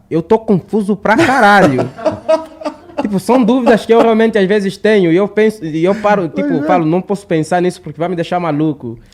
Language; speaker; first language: Portuguese; native; Portuguese